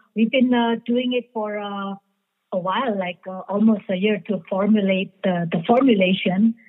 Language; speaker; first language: English; non-native, fluent; Indonesian